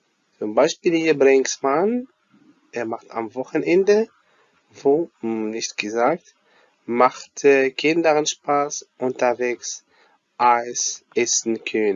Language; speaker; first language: German; non-native, fluent; Arabic